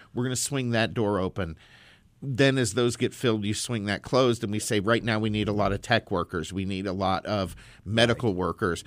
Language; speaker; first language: English; non-native, fluent; Persian